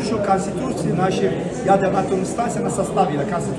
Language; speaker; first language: Russian; non-native, fluent; Turkish